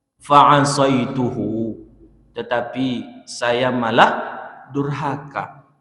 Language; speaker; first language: Malay; native; Malay